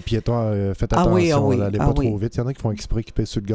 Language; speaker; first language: French; native; French